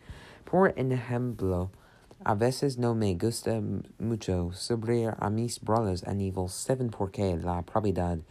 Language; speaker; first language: Spanish; non-native, learner; English